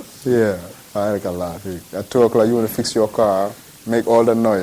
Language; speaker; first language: English; non-native, fluent; Arabic